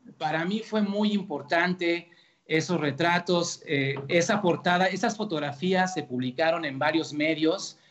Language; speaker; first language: Spanish; native; Spanish